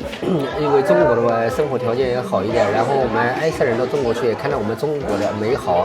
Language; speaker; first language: Chinese; non-native, fluent; Amharic